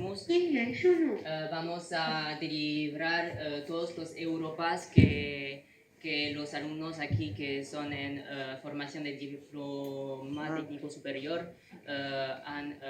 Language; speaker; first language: Spanish; non-native, fluent; French